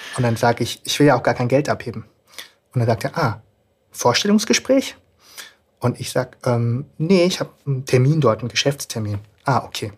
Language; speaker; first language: German; native; German